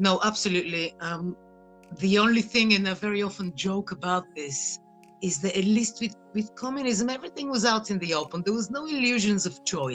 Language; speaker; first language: English; non-native, fluent; Bulgarian